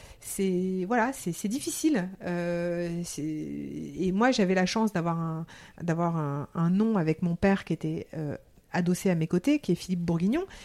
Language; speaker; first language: French; early bilingual, heritage; French